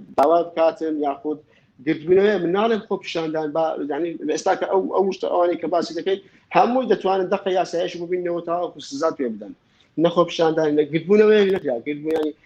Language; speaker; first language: Central Kurdish; native; Central Kurdish